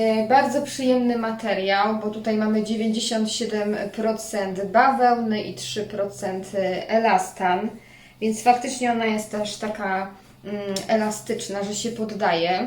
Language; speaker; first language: Polish; native; Polish